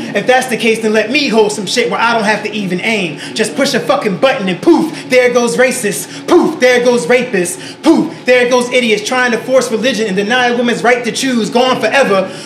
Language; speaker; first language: English; native; English